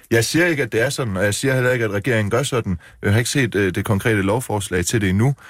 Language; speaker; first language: Danish; early bilingual, other home language; Persian